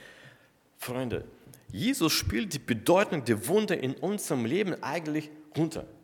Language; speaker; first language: German; non-native, fluent; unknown